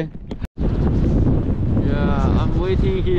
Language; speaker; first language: English; non-native, fluent; Chinese